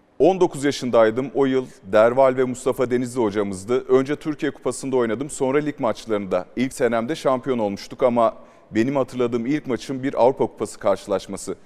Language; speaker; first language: Turkish; native; Turkish